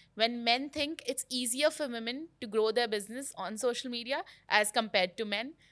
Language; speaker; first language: English; non-native, local second language; Hindi